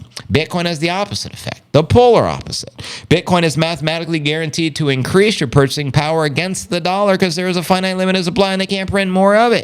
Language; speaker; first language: English; native; English